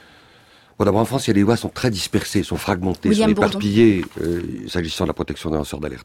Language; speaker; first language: French; native; French